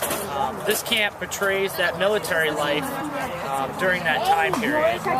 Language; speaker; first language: English; native; English